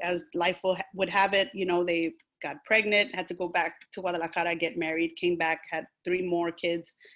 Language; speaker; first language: English; early bilingual, other home language; Spanish